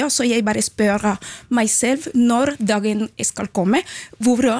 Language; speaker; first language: Norwegian; non-native, fluent; Spanish